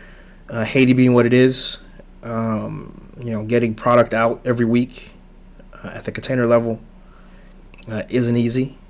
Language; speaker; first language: English; early bilingual, other home language; Haitian Creole